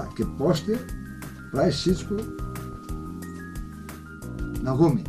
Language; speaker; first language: Bulgarian; non-native, learner; Greek